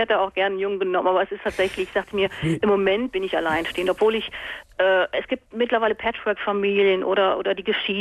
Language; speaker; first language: German; native; German